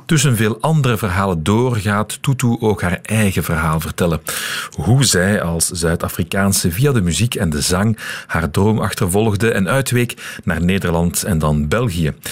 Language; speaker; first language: Dutch; native; Dutch